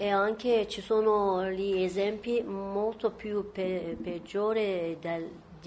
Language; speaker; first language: Italian; non-native, fluent; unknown